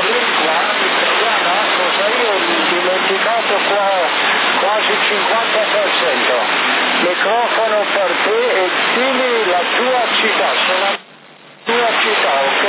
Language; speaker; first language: Italian; non-native, learner; German